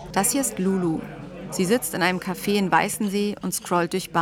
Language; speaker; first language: German; native; German